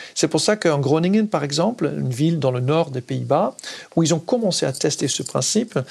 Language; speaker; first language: French; non-native, fluent; Dutch